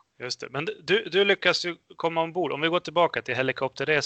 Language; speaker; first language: Swedish; early bilingual, other home language; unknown